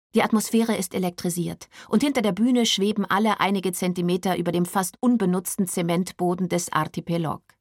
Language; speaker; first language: German; native; German